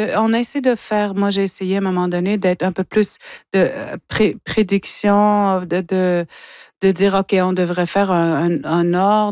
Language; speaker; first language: French; non-native, local second language; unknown